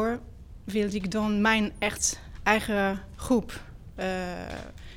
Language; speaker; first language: Dutch; non-native, fluent; French